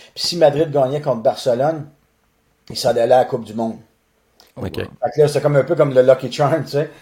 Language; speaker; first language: French; native; French